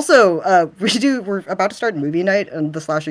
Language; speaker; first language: English; native; English